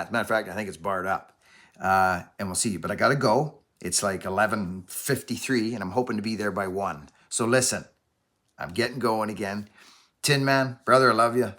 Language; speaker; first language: English; native; English